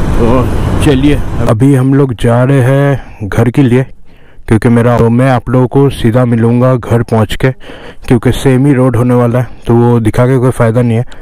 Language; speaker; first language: Hindi; non-native, local second language; Bangla